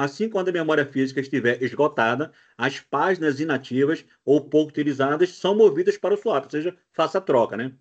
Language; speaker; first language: Portuguese; native; Portuguese